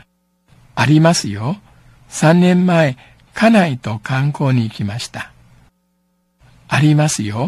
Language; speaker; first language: Japanese; non-native, fluent; Min Nan Chinese